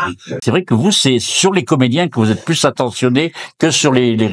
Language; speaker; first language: French; native; French